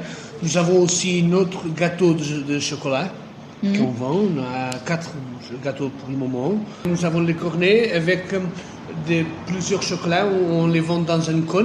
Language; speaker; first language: French; non-native, fluent; Portuguese